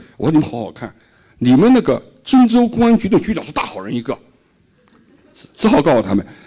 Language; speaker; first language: Chinese; native; Chinese